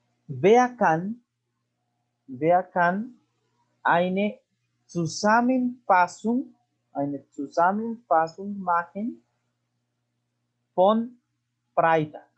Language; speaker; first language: German; non-native, fluent; Spanish